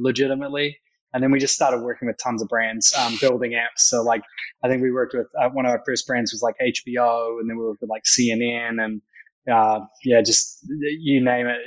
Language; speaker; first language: English; native; English